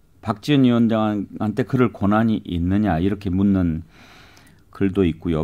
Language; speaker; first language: Korean; native; Korean